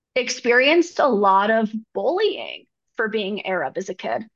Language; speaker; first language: English; native; English